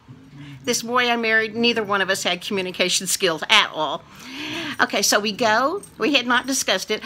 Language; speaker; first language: English; native; English